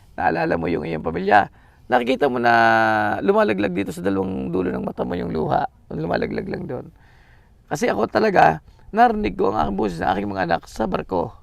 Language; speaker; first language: Filipino; native; Filipino